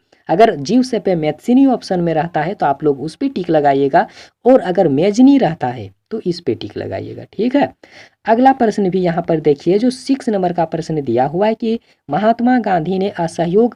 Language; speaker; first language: Hindi; native; Hindi